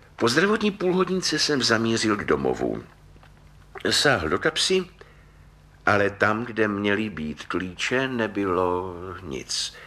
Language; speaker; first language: Czech; native; Czech